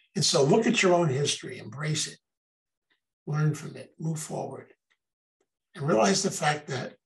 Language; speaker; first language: English; native; English